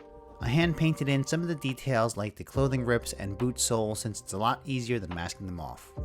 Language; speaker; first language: English; native; English